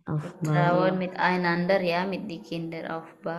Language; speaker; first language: German; non-native, learner; Indonesian